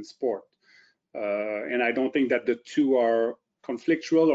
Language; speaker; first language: English; non-native, fluent; French